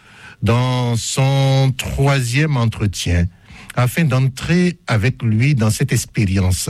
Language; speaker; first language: French; native; French